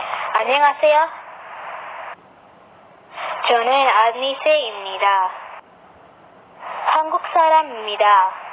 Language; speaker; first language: Korean; non-native, learner; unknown